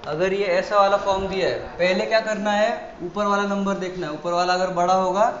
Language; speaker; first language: Hindi; non-native, local second language; Marathi